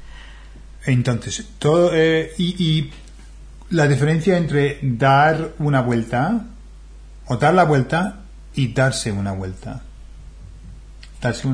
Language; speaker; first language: Spanish; non-native, fluent; English